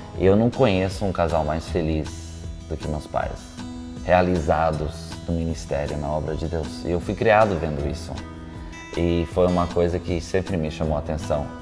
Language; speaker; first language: Portuguese; non-native, local second language; English